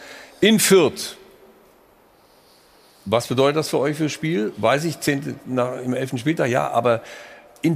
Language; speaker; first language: German; native; German